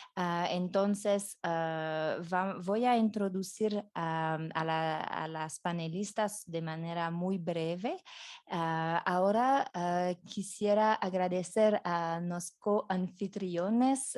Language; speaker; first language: Spanish; non-native, fluent; French